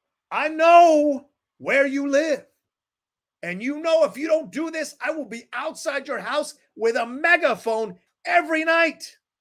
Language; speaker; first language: English; native; English